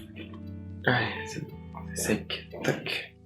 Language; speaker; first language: French; native; French